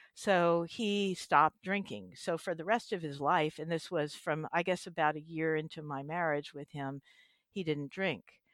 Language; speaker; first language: English; native; English